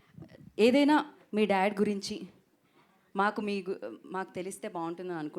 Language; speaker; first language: Telugu; native; Telugu